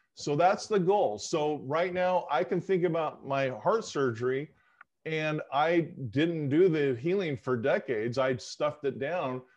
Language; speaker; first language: English; native; English